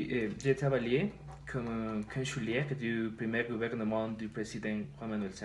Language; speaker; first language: French; non-native, learner; Spanish